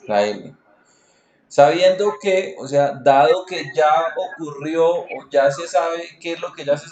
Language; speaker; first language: Spanish; native; Spanish